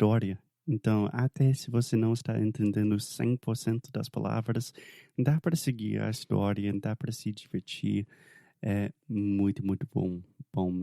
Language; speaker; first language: Portuguese; non-native, fluent; English